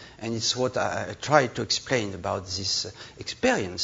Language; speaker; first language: English; non-native, learner; French